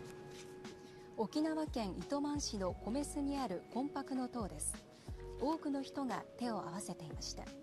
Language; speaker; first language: Japanese; native; Japanese